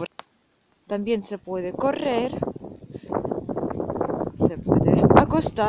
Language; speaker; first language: Spanish; non-native, fluent; Russian